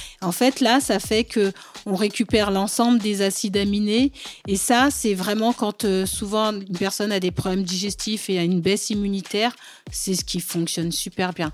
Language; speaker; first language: French; early bilingual, other home language; Bambara